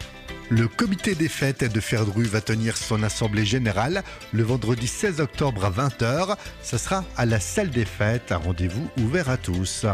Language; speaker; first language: French; native; French